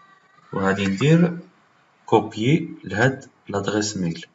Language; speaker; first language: French; non-native, local second language; Arabic